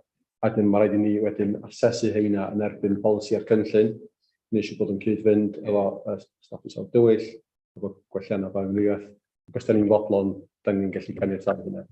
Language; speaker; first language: Welsh; native; Welsh